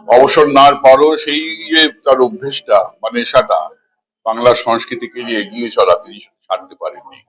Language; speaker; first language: Bangla; native; Bangla